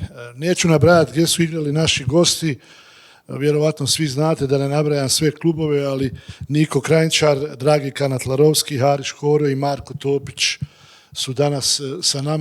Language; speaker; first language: Bosnian; native; Bosnian